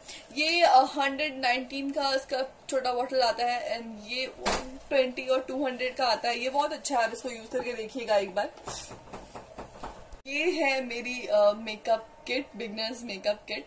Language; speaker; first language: Hindi; native; Hindi